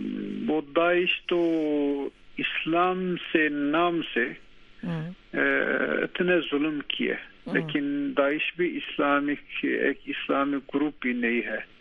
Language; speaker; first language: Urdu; non-native, learner; Turkish